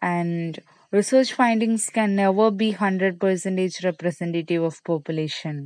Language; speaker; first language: English; non-native, local second language; Malayalam